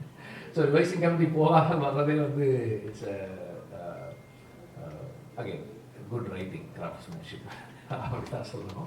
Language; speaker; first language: Tamil; native; Tamil